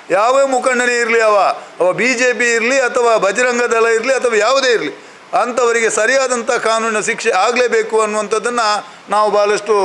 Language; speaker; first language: Kannada; non-native, local second language; Tulu